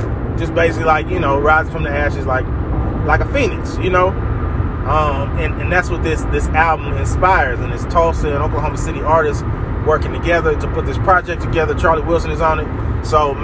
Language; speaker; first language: English; native; English